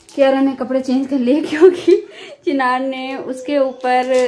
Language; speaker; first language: Hindi; native; Hindi